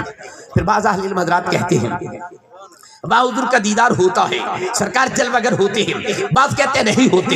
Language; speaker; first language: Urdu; non-native, local second language; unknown